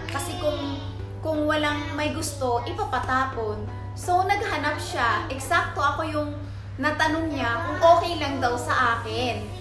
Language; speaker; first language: Filipino; native; Filipino